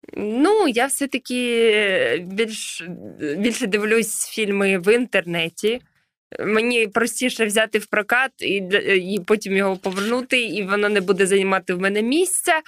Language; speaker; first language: Ukrainian; native; Ukrainian